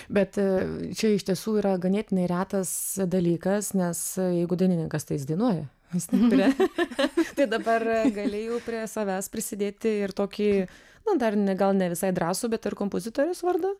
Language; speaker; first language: Lithuanian; native; Lithuanian